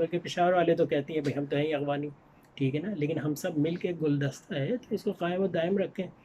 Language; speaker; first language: Urdu; native; Urdu